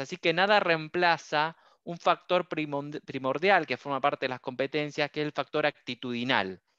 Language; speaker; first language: Spanish; native; Spanish